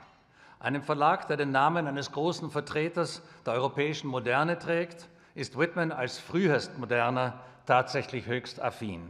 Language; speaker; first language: German; native; German